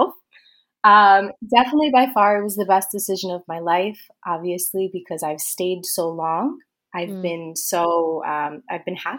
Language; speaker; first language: English; native; English